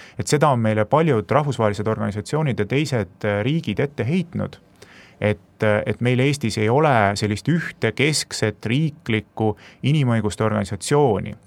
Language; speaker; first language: Estonian; native; Estonian